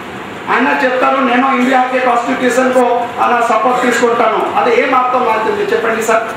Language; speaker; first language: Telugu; non-native, local second language; Hindi